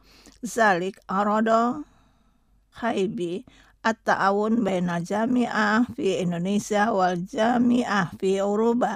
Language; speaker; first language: Arabic; non-native, fluent; Indonesian